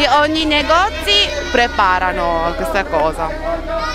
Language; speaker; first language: Italian; non-native, fluent; Japanese